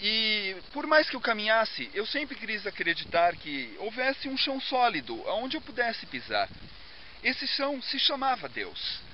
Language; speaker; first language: Portuguese; native; Portuguese